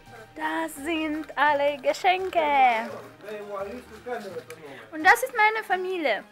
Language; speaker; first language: German; non-native, fluent; Russian